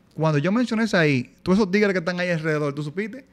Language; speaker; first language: Spanish; native; Spanish